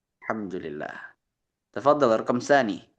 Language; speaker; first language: Arabic; non-native, fluent; Indonesian